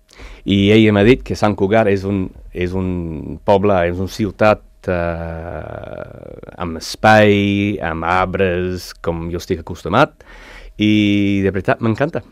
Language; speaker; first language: Catalan; non-native, learner; English